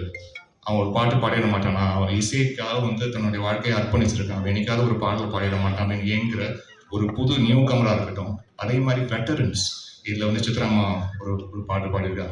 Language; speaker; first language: Tamil; native; Tamil